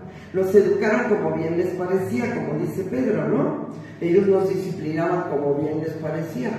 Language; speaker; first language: Spanish; native; Spanish